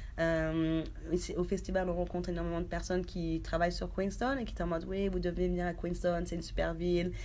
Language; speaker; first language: French; early bilingual, other home language; Haitian Creole